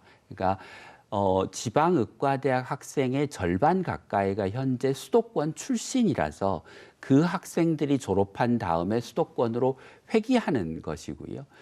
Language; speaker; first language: Korean; native; Korean